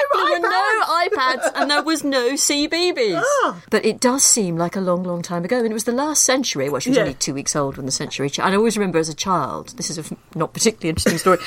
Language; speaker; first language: English; native; English